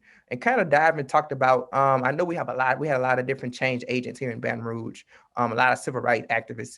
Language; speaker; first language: English; native; English